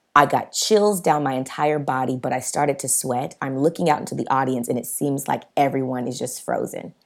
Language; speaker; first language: English; native; English